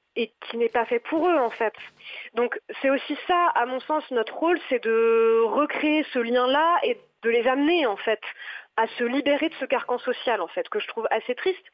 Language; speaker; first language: French; native; French